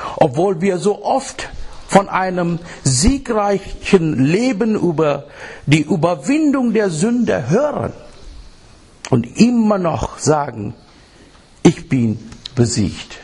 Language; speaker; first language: German; non-native, fluent; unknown